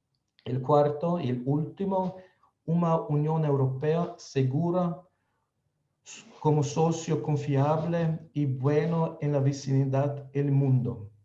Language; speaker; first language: Spanish; non-native, fluent; Slovenian